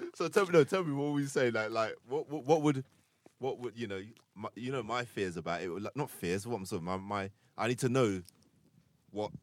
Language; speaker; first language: English; native; English